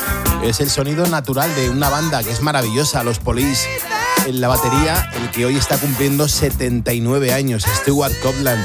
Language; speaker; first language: Spanish; native; Spanish